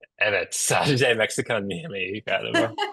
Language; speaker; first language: Turkish; non-native, learner; English